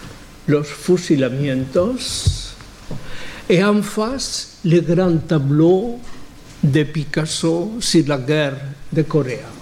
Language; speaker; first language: French; non-native, fluent; Spanish